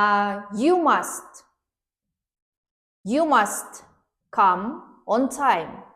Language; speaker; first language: English; non-native, fluent; Kazakh